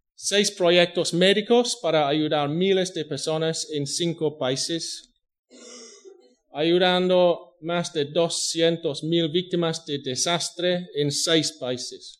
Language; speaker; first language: Spanish; non-native, fluent; English